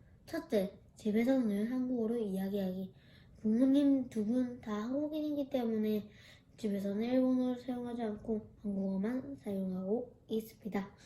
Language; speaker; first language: Korean; early bilingual, heritage; Korean